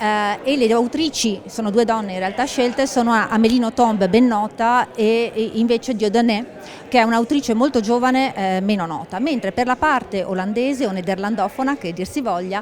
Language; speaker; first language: Italian; native; Italian